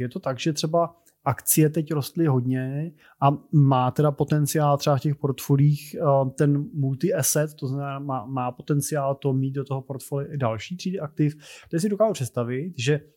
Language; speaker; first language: Czech; native; Czech